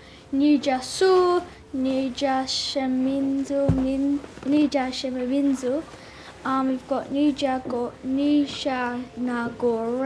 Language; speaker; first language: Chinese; non-native, learner; English